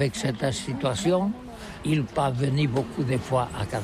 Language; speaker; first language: French; non-native, learner; Catalan